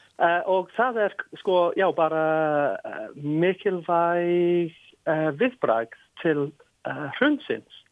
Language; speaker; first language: Icelandic; non-native, fluent; English